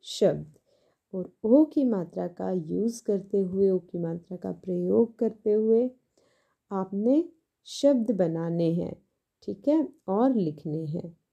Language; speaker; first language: Hindi; native; Hindi